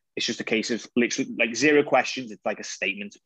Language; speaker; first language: English; native; English